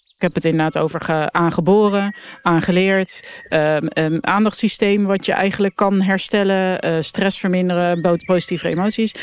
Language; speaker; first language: Dutch; native; Dutch